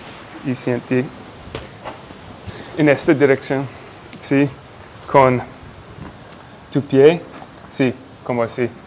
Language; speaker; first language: Spanish; non-native, learner; English